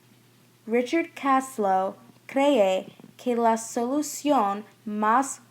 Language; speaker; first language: Spanish; non-native, learner; English